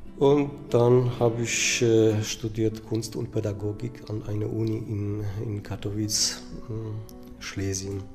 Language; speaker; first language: German; non-native, fluent; Polish